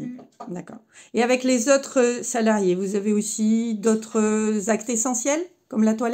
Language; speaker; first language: French; native; French